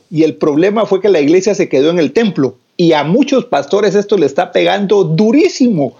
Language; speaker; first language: Spanish; native; Spanish